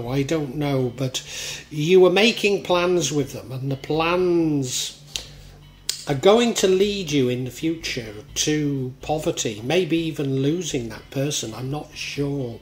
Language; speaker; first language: English; native; English